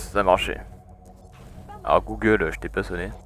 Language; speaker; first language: French; native; French